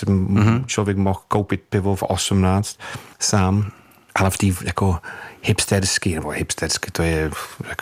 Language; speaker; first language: Czech; non-native, fluent; English